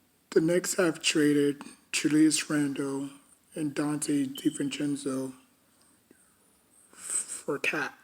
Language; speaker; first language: English; native; English